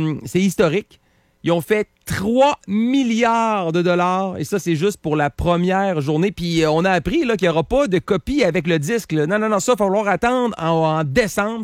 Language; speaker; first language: French; native; French